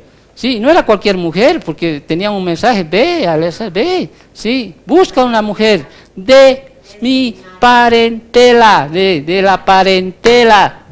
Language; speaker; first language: Spanish; native; Spanish